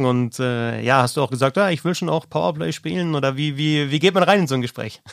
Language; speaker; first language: German; native; German